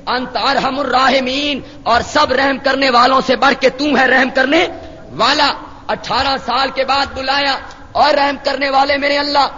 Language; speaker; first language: Urdu; non-native, local second language; Punjabi